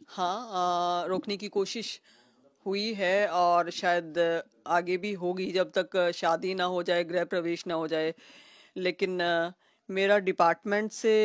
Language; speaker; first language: Hindi; native; Hindi